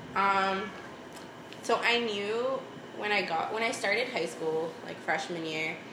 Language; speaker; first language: English; early bilingual, other home language; Spanish